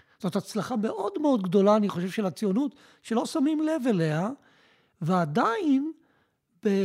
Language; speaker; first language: Hebrew; early bilingual, other home language; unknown